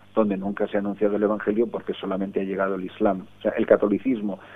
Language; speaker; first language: Spanish; early bilingual, other home language; English